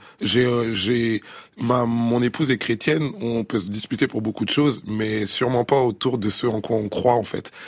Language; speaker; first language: French; early bilingual, other home language; Lingala